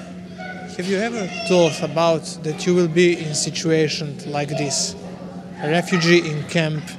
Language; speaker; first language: English; non-native, fluent; Serbian